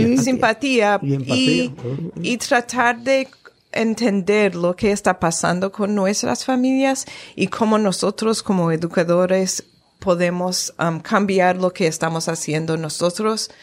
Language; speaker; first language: Spanish; non-native, fluent; English